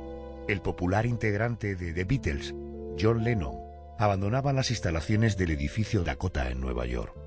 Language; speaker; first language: Spanish; native; Spanish